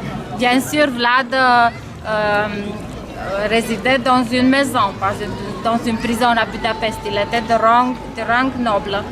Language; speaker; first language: French; non-native, fluent; Romanian